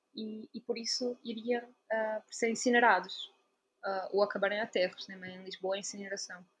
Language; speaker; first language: Portuguese; non-native, fluent; Italian